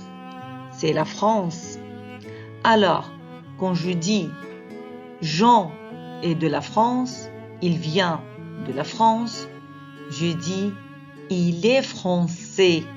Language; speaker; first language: French; non-native, fluent; Arabic